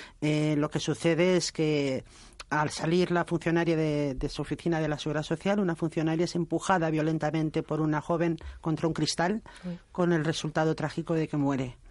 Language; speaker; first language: Spanish; native; Spanish